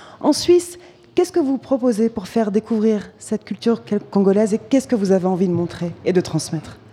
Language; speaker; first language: French; native; French